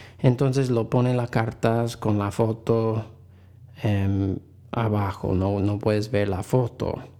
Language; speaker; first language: Spanish; non-native, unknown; English